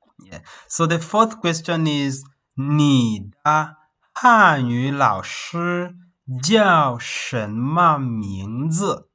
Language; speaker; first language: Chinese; non-native, fluent; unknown